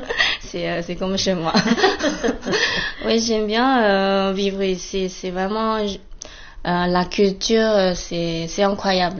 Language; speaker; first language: French; non-native, fluent; Chinese